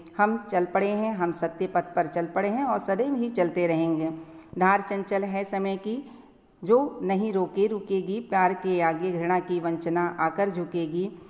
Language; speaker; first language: Hindi; native; Hindi